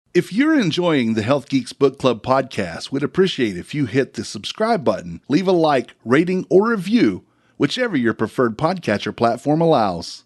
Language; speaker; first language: English; native; English